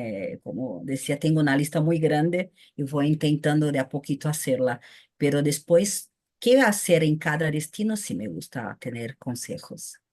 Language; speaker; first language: Spanish; non-native, fluent; Portuguese